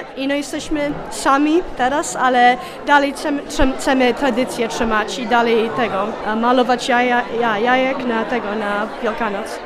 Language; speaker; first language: Polish; early bilingual, heritage; English